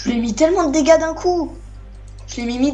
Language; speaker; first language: French; native; French